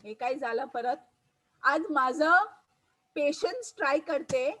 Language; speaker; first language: Marathi; non-native, local second language; Hindi